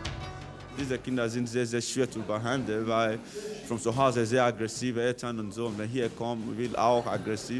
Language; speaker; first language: German; non-native, learner; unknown